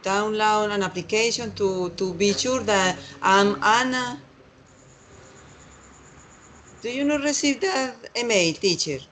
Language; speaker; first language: English; non-native, learner; Spanish